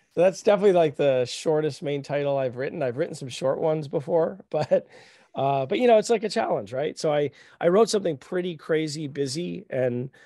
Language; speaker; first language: English; native; English